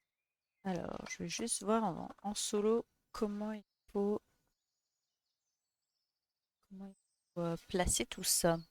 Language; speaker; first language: French; native; French